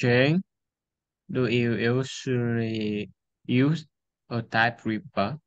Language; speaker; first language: English; non-native, learner; Vietnamese